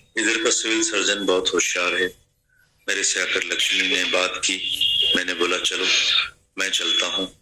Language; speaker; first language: Hindi; non-native, local second language; Sindhi